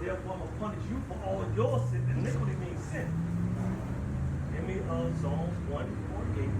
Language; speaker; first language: English; native; English